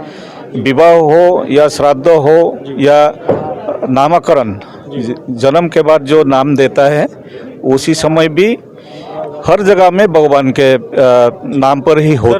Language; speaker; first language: Hindi; non-native, local second language; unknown